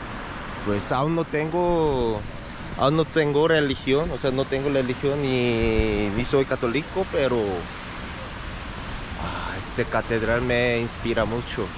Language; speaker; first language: Spanish; non-native, learner; Korean